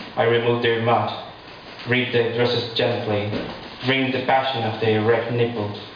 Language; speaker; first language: English; non-native, fluent; Spanish